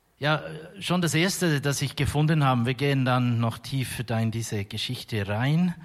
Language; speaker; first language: German; native; German